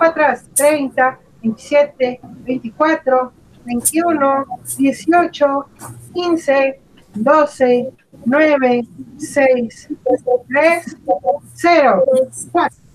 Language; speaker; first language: Spanish; native; Spanish